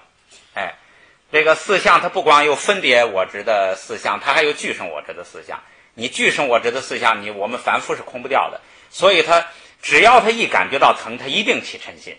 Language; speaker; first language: Chinese; native; Chinese